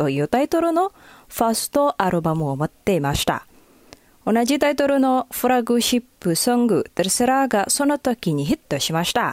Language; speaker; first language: Japanese; non-native, fluent; Indonesian